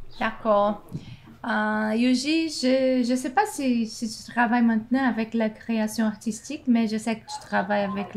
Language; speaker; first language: French; non-native, fluent; Portuguese